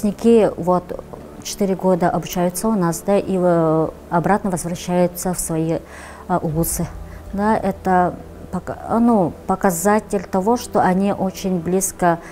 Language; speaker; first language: Russian; non-native, local second language; Yakut